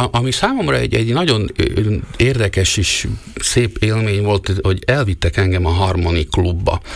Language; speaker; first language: Hungarian; native; Hungarian